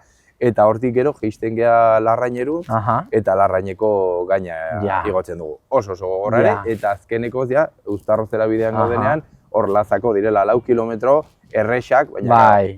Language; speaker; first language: Basque; non-native, local second language; Spanish